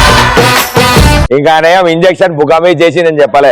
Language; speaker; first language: Telugu; native; Telugu